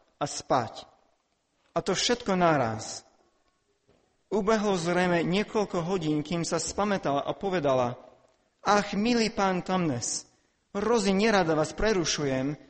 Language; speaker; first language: Slovak; non-native, fluent; English